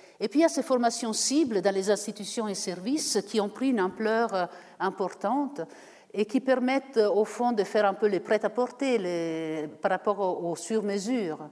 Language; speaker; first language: French; non-native, fluent; Italian